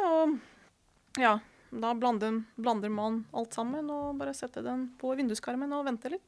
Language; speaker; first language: Norwegian; non-native, fluent; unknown